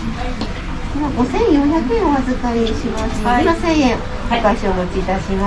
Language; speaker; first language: Japanese; native; Japanese